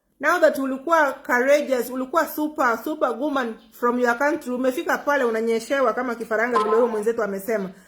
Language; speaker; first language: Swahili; non-native, local second language; Gusii